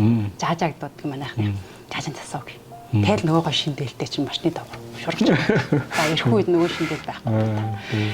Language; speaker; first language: Mongolian; native; Mongolian